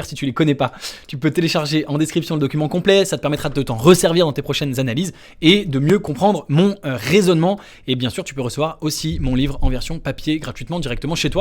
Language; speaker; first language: French; native; French